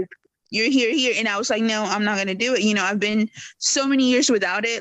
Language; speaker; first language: English; early bilingual, other home language; Spanish